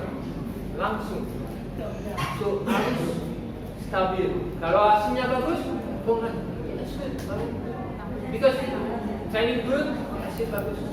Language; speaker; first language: Indonesian; non-native, learner; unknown